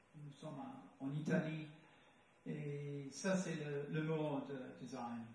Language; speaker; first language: French; non-native, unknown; English